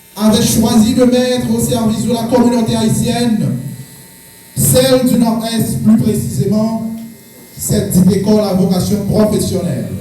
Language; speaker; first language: French; non-native, local second language; Haitian Creole